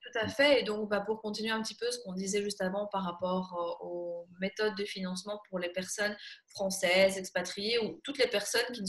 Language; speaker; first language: French; native; French